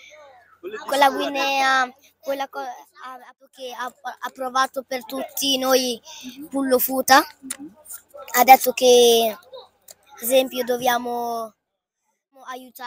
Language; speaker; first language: Italian; early bilingual, other home language; Fula